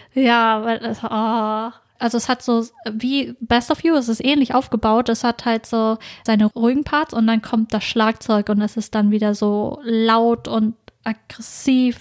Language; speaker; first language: German; early bilingual, other home language; Vietnamese